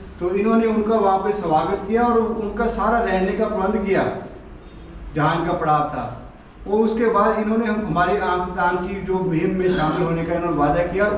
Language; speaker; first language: Hindi; non-native, local second language; Punjabi